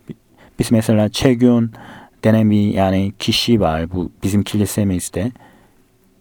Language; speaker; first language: Turkish; non-native, fluent; Korean